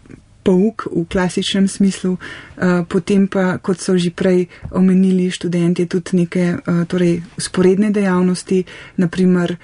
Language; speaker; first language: Slovenian; non-native, fluent; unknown